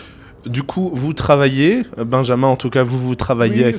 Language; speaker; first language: French; native; French